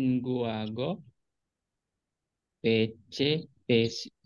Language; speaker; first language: Korean; non-native, learner; Indonesian